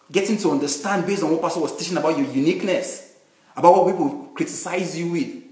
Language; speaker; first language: English; non-native, local second language; Yoruba